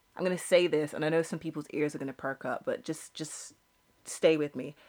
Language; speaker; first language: English; native; English